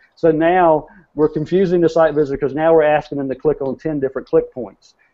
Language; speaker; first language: English; native; English